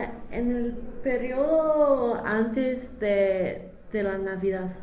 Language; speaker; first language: Spanish; non-native, fluent; English